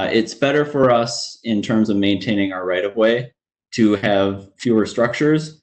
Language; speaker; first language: English; native; English